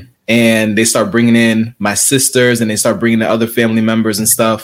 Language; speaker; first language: English; native; English